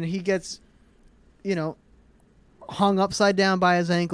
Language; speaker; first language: English; native; English